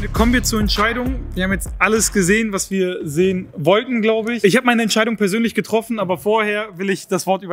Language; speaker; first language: German; native; German